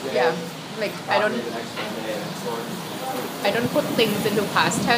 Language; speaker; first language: English; non-native, fluent; Thai